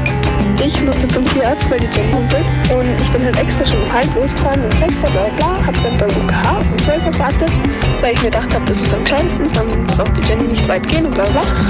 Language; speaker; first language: German; native; German